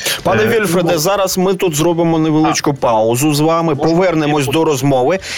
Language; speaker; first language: Ukrainian; native; Ukrainian